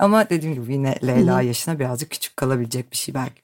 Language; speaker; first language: Turkish; native; Turkish